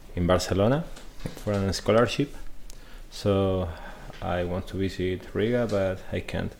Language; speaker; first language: English; non-native, learner; Spanish